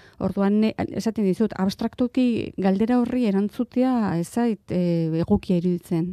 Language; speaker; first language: Basque; non-native, local second language; Spanish